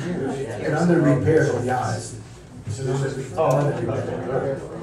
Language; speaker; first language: English; native; English